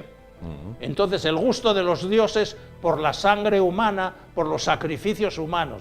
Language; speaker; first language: Spanish; native; Spanish